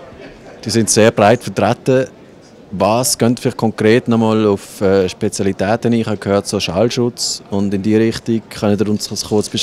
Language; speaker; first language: German; native; German